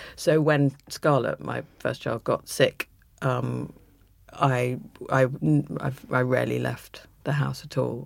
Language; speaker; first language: English; native; English